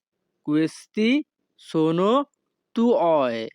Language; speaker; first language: Italian; non-native, fluent; Bangla